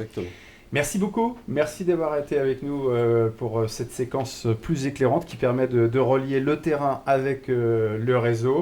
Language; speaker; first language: French; native; French